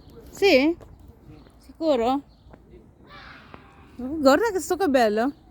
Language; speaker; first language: Italian; non-native, learner; Filipino